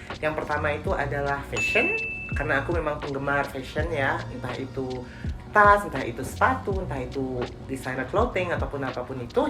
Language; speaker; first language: Indonesian; non-native, local second language; Balinese